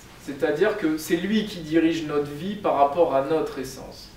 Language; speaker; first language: French; native; French